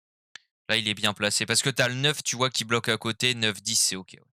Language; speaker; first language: French; native; French